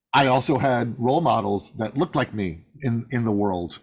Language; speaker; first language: English; native; English